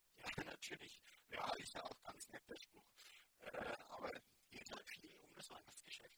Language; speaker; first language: German; native; German